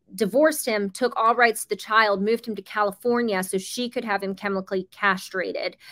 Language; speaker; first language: English; native; English